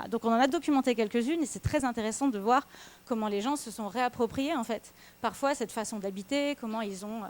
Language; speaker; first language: French; native; French